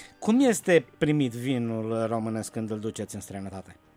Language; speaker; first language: Romanian; native; Romanian